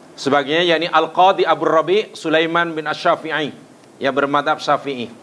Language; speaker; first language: Malay; native; Malay